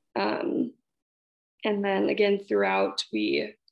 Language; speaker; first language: English; native; English